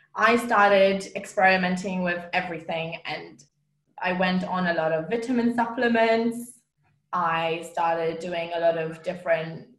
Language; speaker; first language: English; non-native, fluent; Romanian